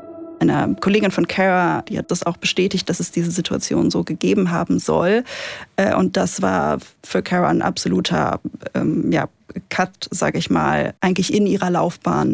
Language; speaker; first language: German; native; German